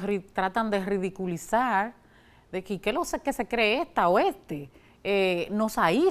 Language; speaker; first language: Spanish; native; Spanish